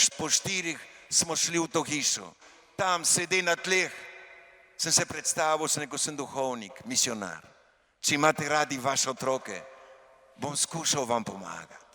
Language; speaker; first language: Slovenian; early bilingual, heritage; Slovenian